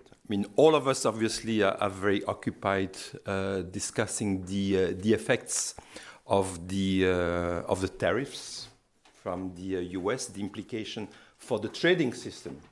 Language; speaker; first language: English; non-native, fluent; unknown